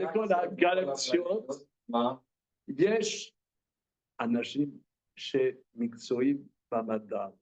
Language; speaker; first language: Hebrew; non-native, fluent; French